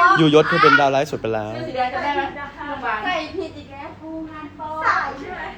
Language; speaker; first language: Thai; native; Thai